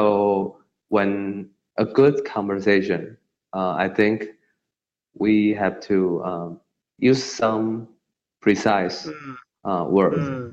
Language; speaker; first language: English; non-native, learner; Chinese